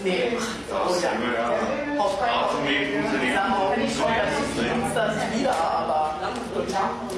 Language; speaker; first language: German; native; German